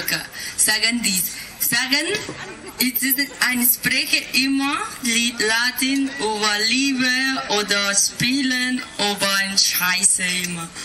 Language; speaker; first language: German; non-native, learner; Spanish